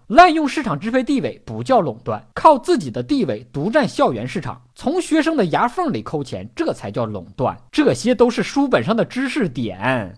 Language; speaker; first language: Chinese; native; Chinese